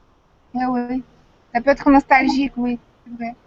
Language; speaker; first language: French; non-native, fluent; Russian